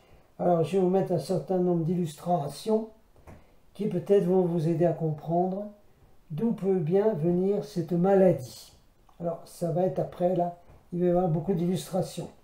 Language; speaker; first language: French; native; French